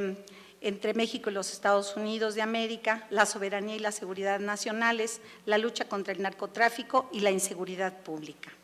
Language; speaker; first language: Spanish; native; Spanish